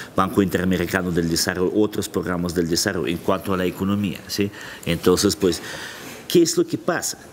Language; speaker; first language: Spanish; non-native, fluent; Russian